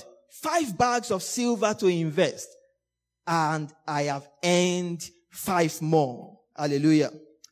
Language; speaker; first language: English; non-native, local second language; Yoruba